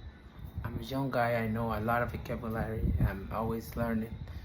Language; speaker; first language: English; non-native, fluent; Spanish